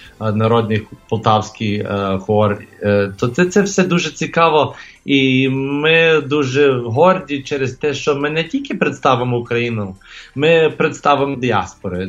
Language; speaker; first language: Ukrainian; early bilingual, heritage; English